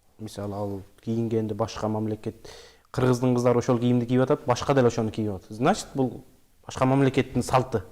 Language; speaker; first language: Kyrgyz; early bilingual, heritage; Kyrgyz